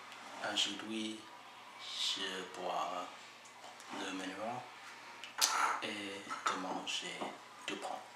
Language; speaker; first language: French; non-native, learner; English